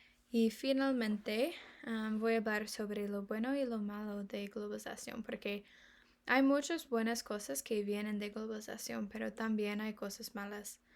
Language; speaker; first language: Spanish; non-native, learner; English